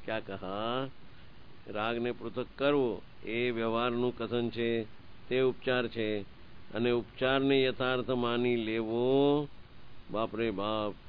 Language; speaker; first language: Hindi; non-native, local second language; Gujarati